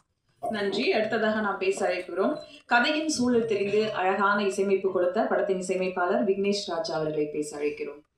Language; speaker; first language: Tamil; native; Tamil